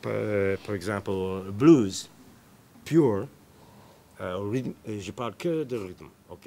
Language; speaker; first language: French; non-native, learner; English